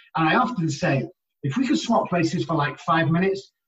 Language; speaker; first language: English; native; English